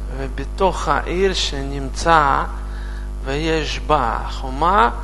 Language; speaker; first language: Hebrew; non-native, learner; Russian